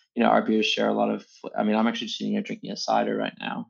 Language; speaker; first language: English; native; English